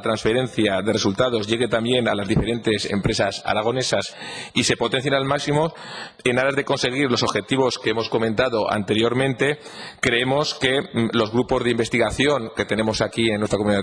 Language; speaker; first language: Spanish; native; Spanish